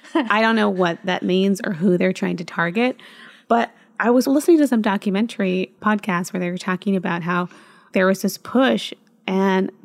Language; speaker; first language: English; early bilingual, other home language; Spanish